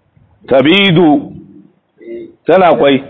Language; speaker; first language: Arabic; non-native, fluent; Hausa